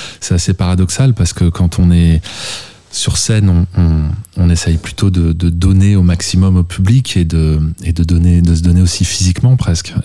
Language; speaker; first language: French; native; French